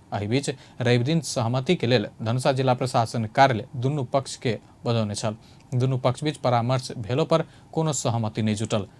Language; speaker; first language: Maithili; native; Maithili